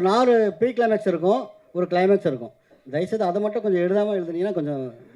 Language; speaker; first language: Tamil; native; Tamil